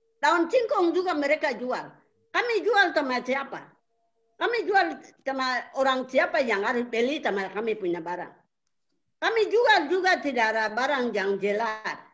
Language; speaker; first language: Indonesian; non-native, local second language; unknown